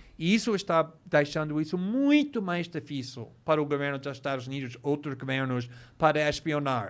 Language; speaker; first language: Portuguese; non-native, fluent; English